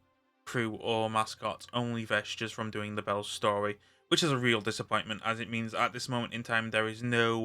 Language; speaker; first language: English; native; English